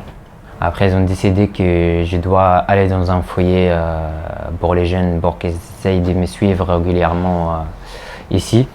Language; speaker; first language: French; non-native, fluent; Arabic